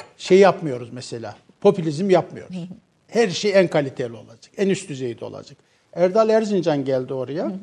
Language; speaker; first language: Turkish; native; Turkish